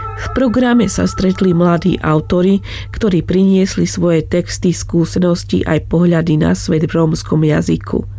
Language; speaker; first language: Slovak; native; Slovak